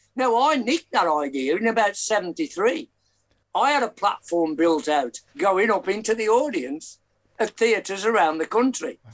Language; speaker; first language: English; native; English